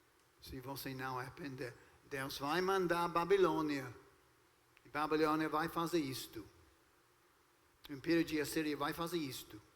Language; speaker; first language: Portuguese; non-native, fluent; English